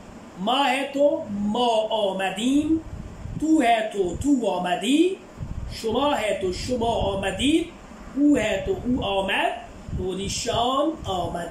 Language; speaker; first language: Persian; non-native, learner; Urdu